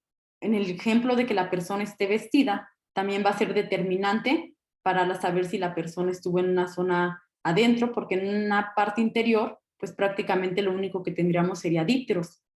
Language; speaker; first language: Spanish; native; Spanish